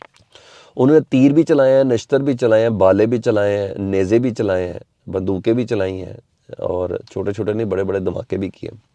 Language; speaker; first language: Urdu; native; Urdu